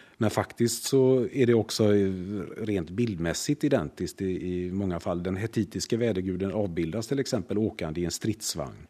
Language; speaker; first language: Swedish; native; Swedish